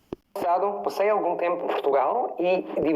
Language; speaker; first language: Portuguese; non-native, fluent; Italian